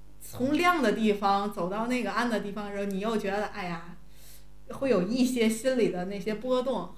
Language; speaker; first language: Chinese; native; Chinese